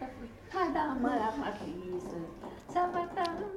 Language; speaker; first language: French; non-native, fluent; Spanish